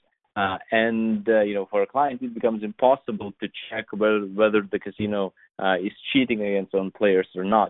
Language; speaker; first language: English; non-native, fluent; Lithuanian